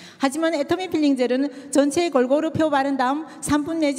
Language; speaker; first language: Korean; native; Korean